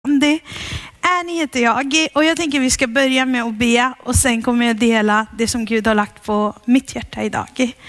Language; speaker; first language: Swedish; early bilingual, heritage; Swedish